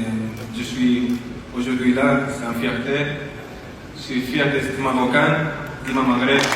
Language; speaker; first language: French; non-native, fluent; Spanish